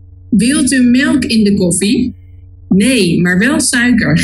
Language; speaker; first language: Dutch; non-native, learner; Spanish